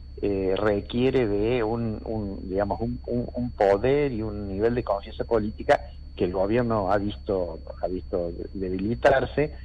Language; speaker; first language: Spanish; native; Spanish